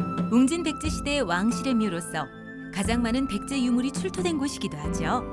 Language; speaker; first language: Korean; native; Korean